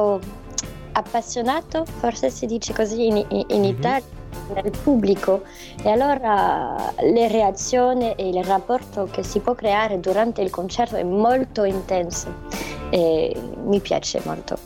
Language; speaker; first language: Italian; non-native, fluent; French